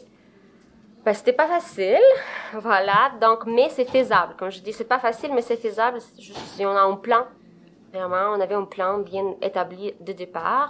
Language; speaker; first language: French; non-native, fluent; Romanian